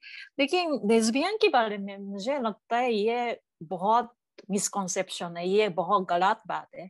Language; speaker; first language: Hindi; non-native, learner; Japanese